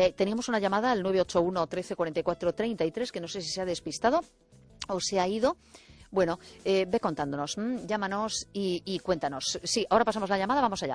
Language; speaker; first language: Spanish; native; Spanish